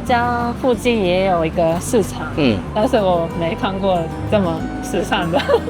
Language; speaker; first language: Chinese; non-native, learner; Japanese